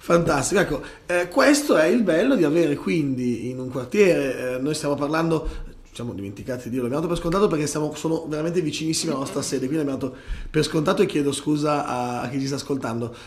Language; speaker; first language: Italian; native; Italian